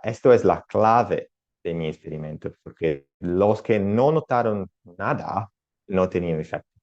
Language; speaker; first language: Spanish; non-native, learner; Italian